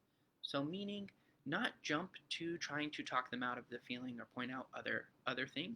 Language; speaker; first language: English; native; English